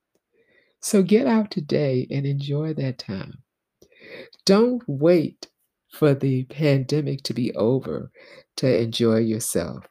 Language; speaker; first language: English; native; English